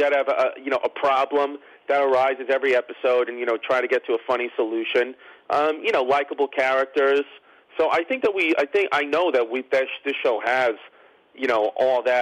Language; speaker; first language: English; native; English